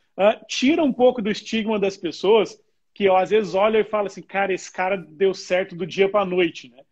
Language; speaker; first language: Portuguese; native; Portuguese